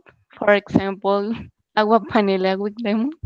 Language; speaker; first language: English; non-native, learner; Spanish